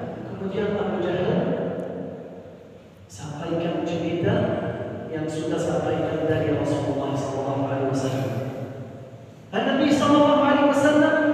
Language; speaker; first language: Indonesian; non-native, learner; Arabic